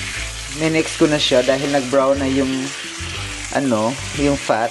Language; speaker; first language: Filipino; native; Filipino